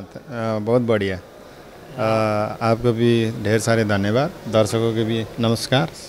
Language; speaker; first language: Hindi; non-native, learner; Nepali